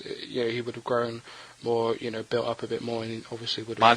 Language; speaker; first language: English; native; English